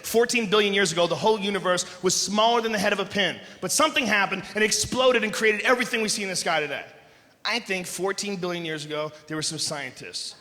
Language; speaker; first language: English; native; English